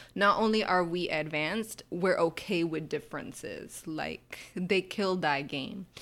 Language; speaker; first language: English; native; English